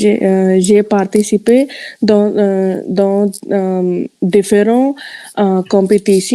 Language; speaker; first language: French; non-native, learner; Hindi